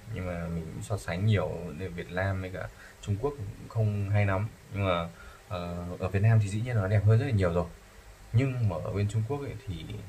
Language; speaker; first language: Vietnamese; native; Vietnamese